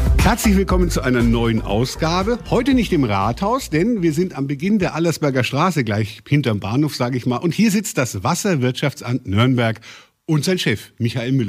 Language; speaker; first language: German; native; German